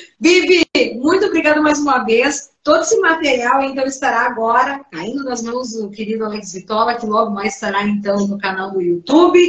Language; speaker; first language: Portuguese; native; Portuguese